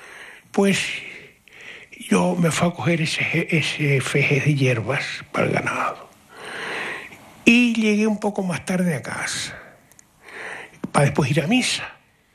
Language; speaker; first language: Spanish; native; Spanish